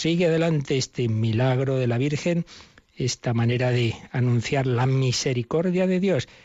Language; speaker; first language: Spanish; native; Spanish